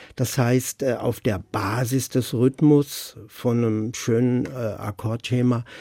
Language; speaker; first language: German; native; German